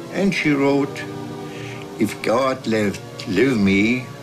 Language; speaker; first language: English; non-native, fluent; German